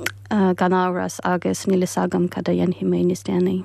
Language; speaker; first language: Irish; non-native, fluent; Ukrainian